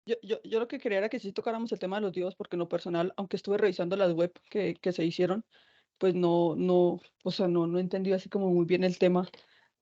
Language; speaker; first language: Spanish; native; Spanish